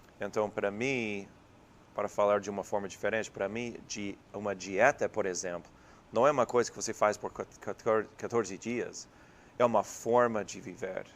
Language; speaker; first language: Portuguese; non-native, fluent; English